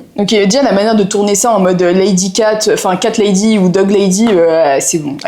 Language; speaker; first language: French; native; French